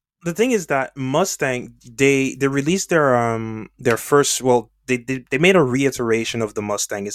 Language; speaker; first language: English; native; English